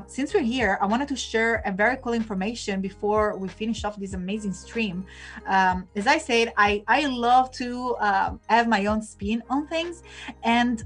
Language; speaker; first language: English; non-native, fluent; Italian